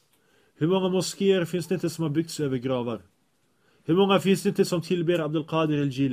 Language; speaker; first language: Swedish; early bilingual, other home language; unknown